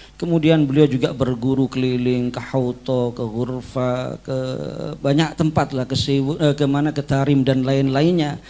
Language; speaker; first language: Indonesian; native; Indonesian